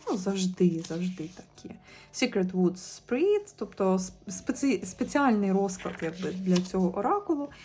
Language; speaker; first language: Ukrainian; native; Ukrainian